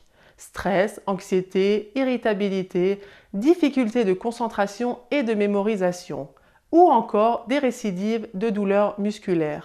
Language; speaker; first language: French; native; French